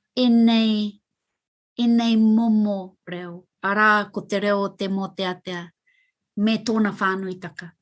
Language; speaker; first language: Māori; non-native, local second language; English